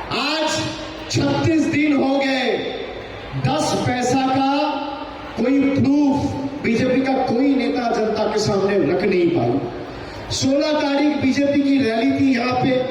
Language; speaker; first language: Hindi; non-native, local second language; Bangla